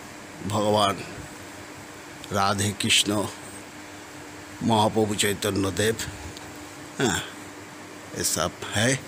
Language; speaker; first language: Hindi; non-native, local second language; Bangla